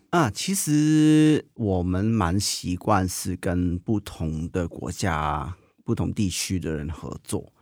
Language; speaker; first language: Chinese; non-native, local second language; Cantonese